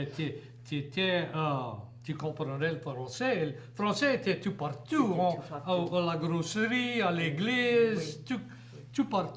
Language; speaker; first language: French; native; French